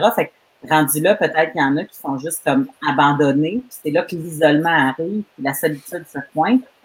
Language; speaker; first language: French; native; French